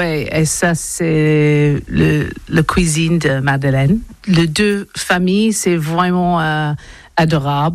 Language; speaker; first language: French; non-native, learner; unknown